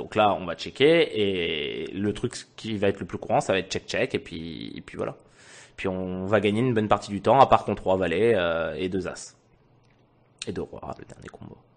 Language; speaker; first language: French; native; French